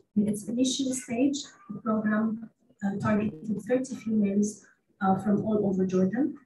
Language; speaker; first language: English; non-native, fluent; Arabic